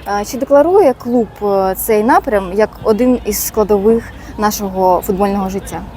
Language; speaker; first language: Ukrainian; native; Ukrainian